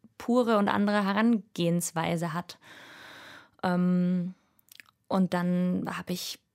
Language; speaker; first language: German; native; German